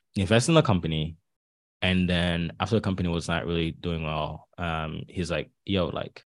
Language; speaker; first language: English; early bilingual, other home language; Haitian Creole